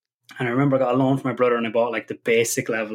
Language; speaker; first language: English; native; English